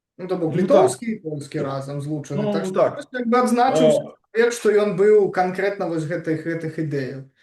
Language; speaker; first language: Belarusian; non-native, local second language; Russian